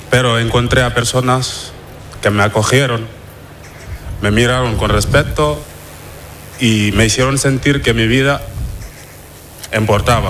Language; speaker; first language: Spanish; non-native, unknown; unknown